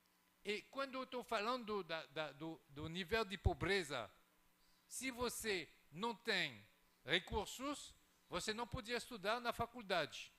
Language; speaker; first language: Portuguese; non-native, fluent; French